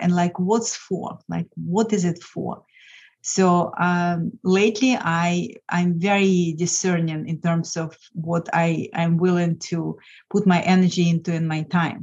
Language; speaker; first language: English; non-native, fluent; Lithuanian